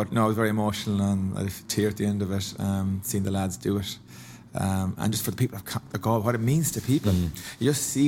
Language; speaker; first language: English; native; English